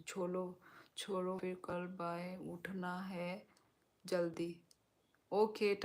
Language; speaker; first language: Hindi; non-native, local second language; Kok Borok